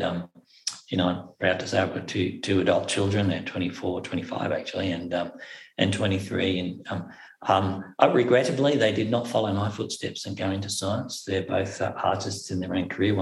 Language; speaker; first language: English; native; English